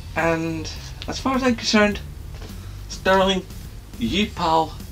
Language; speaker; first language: English; native; English